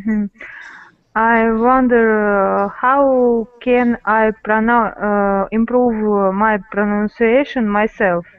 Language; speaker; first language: English; non-native, learner; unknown